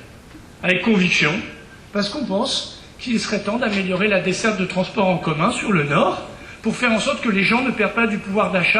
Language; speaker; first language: French; native; French